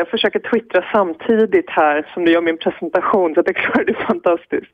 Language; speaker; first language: Swedish; native; Swedish